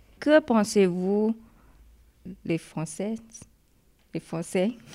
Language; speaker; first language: French; non-native, learner; Chinese